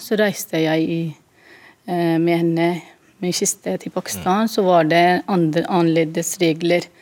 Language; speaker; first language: Norwegian; non-native, fluent; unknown